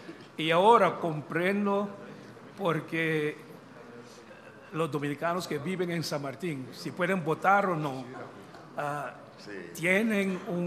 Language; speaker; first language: Spanish; non-native, fluent; English